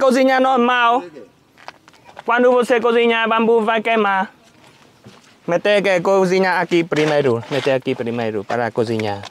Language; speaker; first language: Portuguese; non-native, learner; Vietnamese